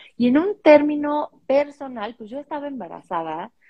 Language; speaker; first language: Spanish; native; Spanish